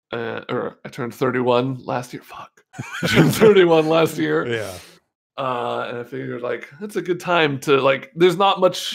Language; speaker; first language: English; native; English